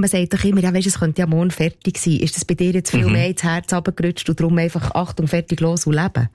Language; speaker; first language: German; native; German